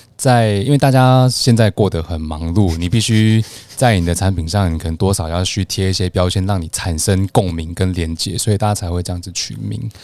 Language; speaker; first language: Chinese; native; Chinese